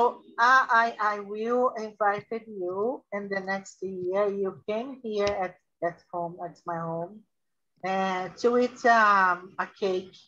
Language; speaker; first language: English; non-native, learner; Portuguese